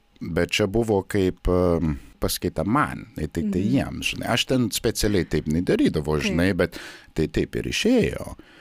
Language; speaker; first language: Lithuanian; non-native, fluent; English